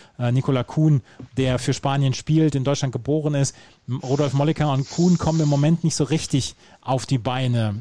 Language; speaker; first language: German; native; German